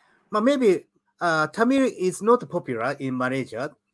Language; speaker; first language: English; non-native, learner; Japanese